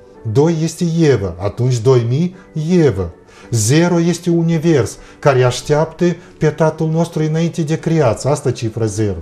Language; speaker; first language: Romanian; non-native, fluent; Russian